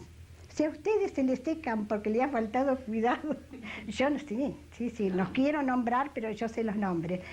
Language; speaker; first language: Spanish; native; Spanish